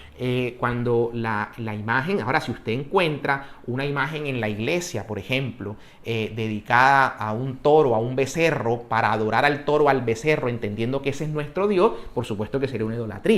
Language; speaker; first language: Spanish; native; Spanish